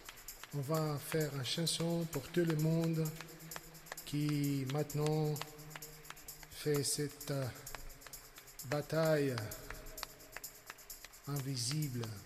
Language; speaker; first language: French; non-native, fluent; Portuguese